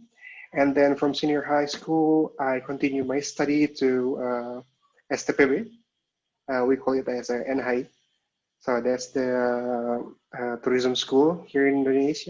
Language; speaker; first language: English; non-native, local second language; Indonesian